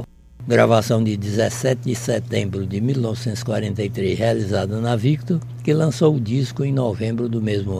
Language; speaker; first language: Portuguese; native; Portuguese